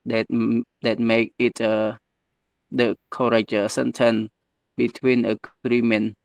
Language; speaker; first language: English; non-native, learner; Khmer